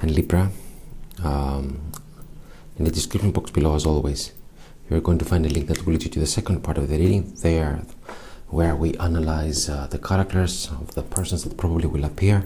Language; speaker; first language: English; non-native, fluent; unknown